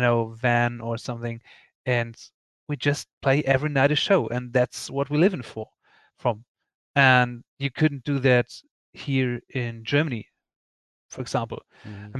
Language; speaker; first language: English; non-native, fluent; German